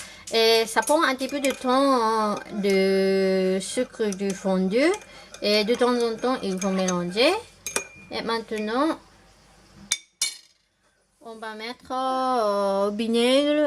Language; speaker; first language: French; non-native, learner; Japanese